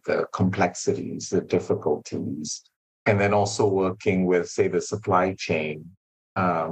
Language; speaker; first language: English; non-native, local second language; Malay